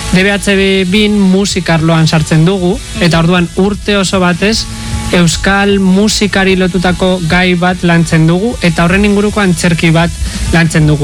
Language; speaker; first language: Basque; native; Basque